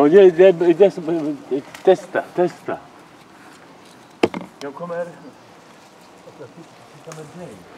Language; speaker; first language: Swedish; non-native, learner; Czech